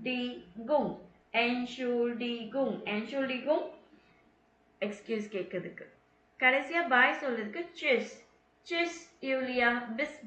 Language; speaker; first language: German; non-native, fluent; Tamil